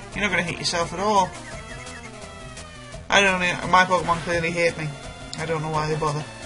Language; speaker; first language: English; native; English